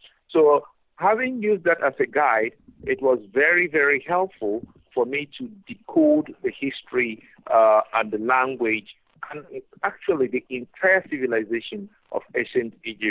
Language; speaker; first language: English; non-native, local second language; Igbo